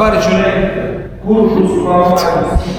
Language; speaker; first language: Lithuanian; non-native, learner; Turkish